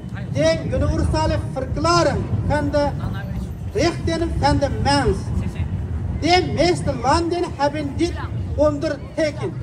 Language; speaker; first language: Dutch; non-native, fluent; Uyghur